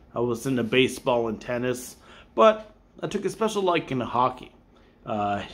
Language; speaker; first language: English; native; English